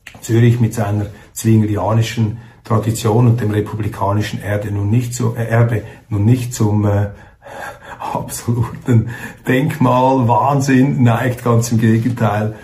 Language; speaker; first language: German; native; German